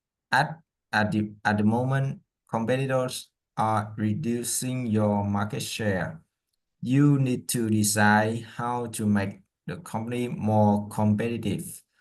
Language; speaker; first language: English; non-native, learner; Vietnamese